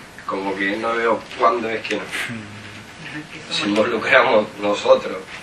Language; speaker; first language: Spanish; native; Spanish